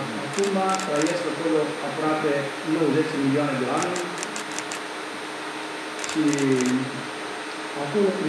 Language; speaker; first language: Romanian; non-native, learner; Greek